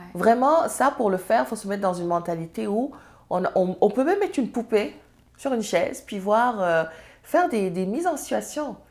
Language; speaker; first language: French; non-native, local second language; Serer